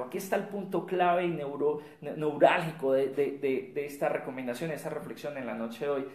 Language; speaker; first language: Spanish; native; Spanish